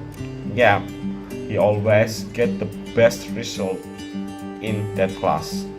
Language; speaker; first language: English; non-native, learner; Indonesian